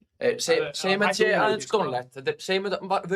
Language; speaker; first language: Icelandic; native; Icelandic